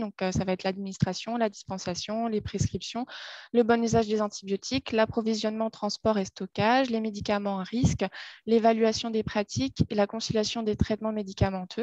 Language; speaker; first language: French; native; French